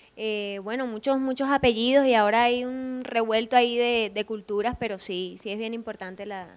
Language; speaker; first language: Spanish; native; Spanish